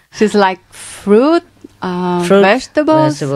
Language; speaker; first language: English; non-native, learner; Portuguese